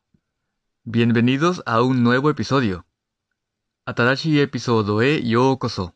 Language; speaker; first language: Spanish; non-native, fluent; Japanese